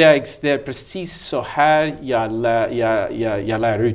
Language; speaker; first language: Swedish; non-native, learner; English